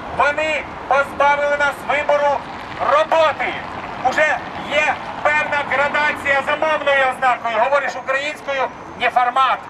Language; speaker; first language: Ukrainian; native; Ukrainian